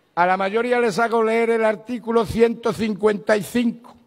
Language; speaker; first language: Spanish; native; Spanish